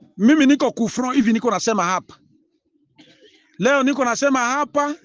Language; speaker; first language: Swahili; native; Swahili